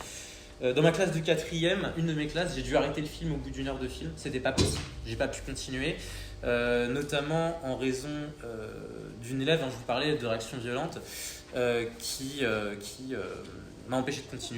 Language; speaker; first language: French; native; French